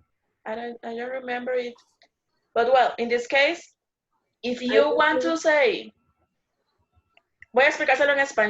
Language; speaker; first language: English; non-native, learner; Spanish